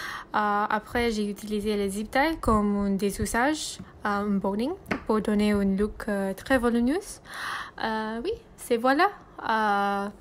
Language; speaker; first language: French; non-native, learner; English